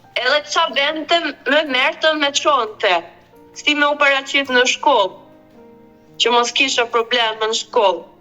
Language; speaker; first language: Albanian; early bilingual, heritage; Albanian